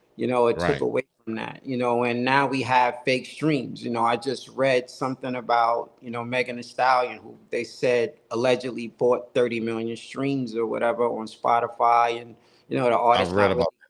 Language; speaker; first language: English; native; English